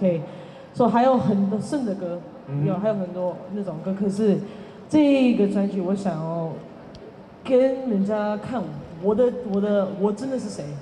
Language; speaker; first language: Chinese; early bilingual, heritage; English